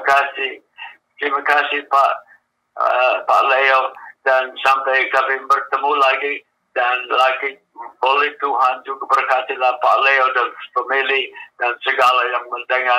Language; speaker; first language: Indonesian; non-native, fluent; English